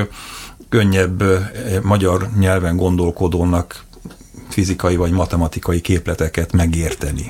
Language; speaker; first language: Hungarian; native; Hungarian